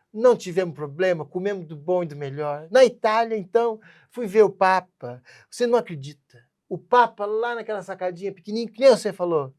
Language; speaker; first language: Portuguese; native; Portuguese